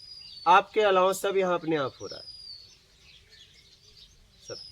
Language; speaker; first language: Hindi; native; Hindi